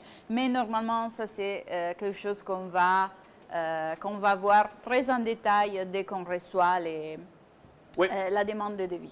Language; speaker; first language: French; non-native, fluent; Italian